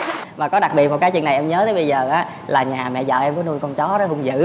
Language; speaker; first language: Vietnamese; native; Vietnamese